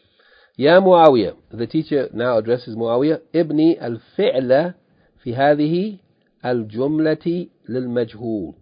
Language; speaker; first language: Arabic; non-native, fluent; English